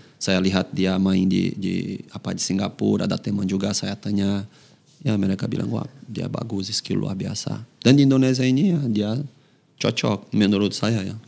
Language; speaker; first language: Indonesian; non-native, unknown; Portuguese